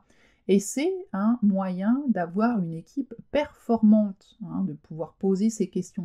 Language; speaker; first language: French; native; French